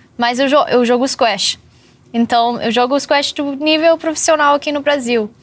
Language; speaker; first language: Portuguese; non-native, fluent; English